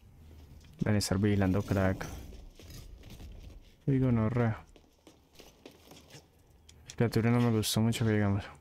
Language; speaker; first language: Spanish; native; Spanish